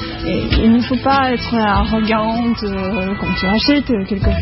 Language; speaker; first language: French; non-native, fluent; Russian